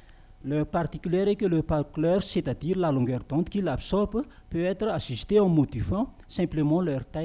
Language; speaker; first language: French; non-native, local second language; Malagasy